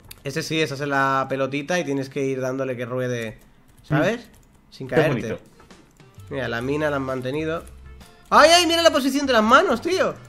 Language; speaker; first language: Spanish; native; Spanish